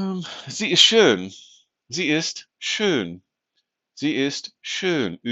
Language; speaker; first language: German; non-native, fluent; English